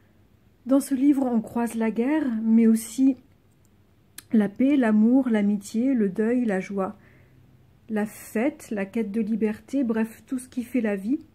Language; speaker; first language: French; native; French